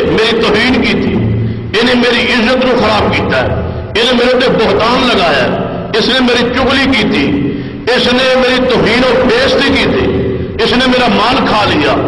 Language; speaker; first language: Urdu; non-native, local second language; Punjabi